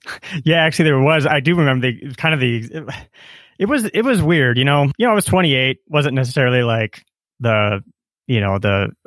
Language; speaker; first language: English; native; English